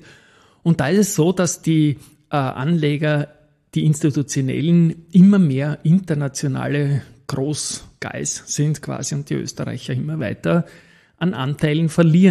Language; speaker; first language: German; native; German